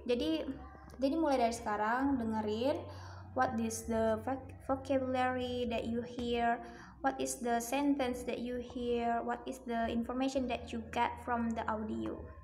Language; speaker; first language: English; non-native, learner; Minangkabau